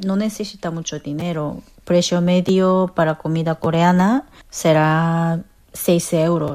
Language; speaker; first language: Spanish; non-native, fluent; Korean